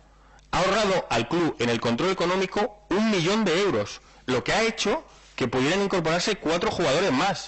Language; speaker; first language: Spanish; native; Spanish